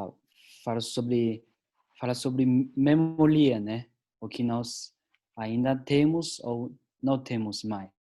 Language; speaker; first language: Portuguese; non-native, learner; Chinese